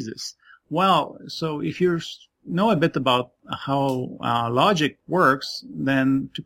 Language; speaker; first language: English; non-native, fluent; French